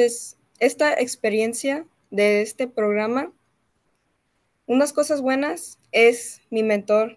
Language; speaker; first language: Spanish; early bilingual, heritage; Spanish